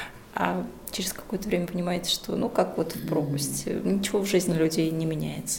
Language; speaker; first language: Russian; native; Russian